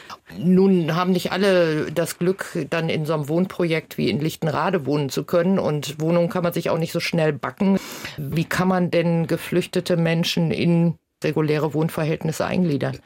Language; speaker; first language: German; native; German